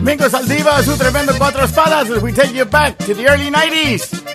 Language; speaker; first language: English; early bilingual, other home language; Spanish